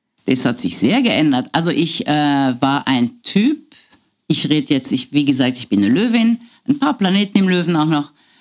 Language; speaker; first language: German; non-native, fluent; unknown